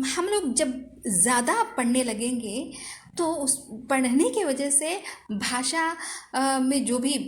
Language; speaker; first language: Hindi; non-native, local second language; Telugu